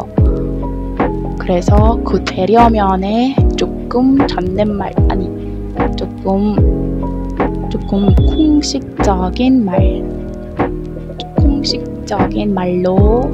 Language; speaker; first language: Korean; non-native, learner; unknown